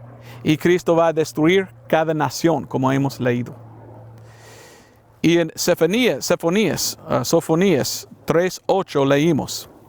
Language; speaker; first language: Spanish; non-native, learner; English